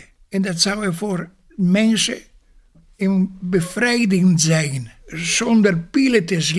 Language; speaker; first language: Dutch; non-native, fluent; Italian